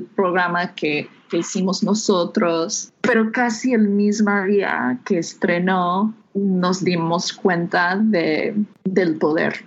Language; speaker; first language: Spanish; non-native, fluent; English